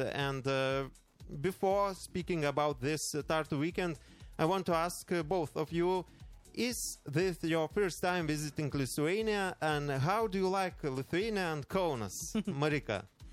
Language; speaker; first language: English; non-native, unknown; Lithuanian